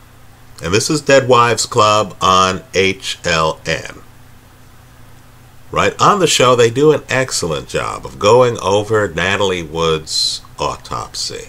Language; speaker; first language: English; native; English